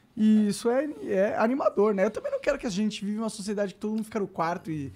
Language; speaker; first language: Portuguese; native; Portuguese